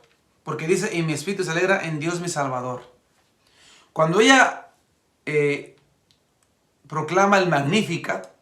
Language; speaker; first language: Spanish; native; Spanish